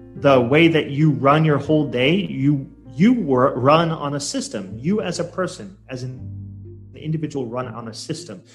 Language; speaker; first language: English; native; English